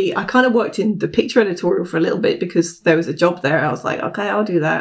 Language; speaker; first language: English; native; English